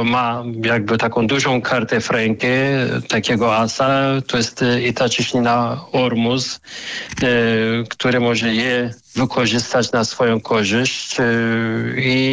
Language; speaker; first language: Polish; non-native, fluent; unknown